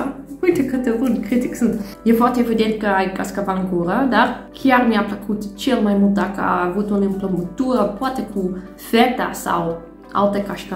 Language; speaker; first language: Romanian; non-native, learner; Dutch